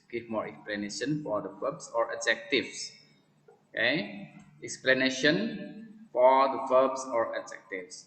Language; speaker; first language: English; non-native, fluent; Indonesian